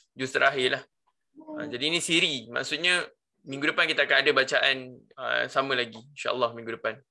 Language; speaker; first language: Malay; native; Malay